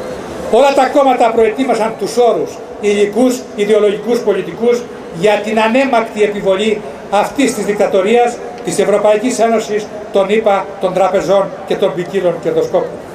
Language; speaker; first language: Greek; native; Greek